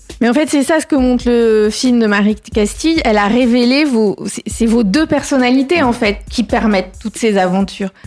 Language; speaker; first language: French; native; French